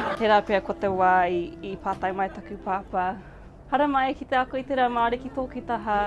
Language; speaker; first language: Māori; non-native, local second language; English